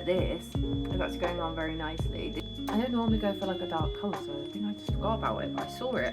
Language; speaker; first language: English; native; English